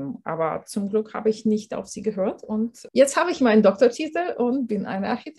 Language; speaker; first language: German; non-native, fluent; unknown